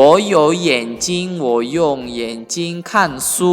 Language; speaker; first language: Chinese; non-native, fluent; Indonesian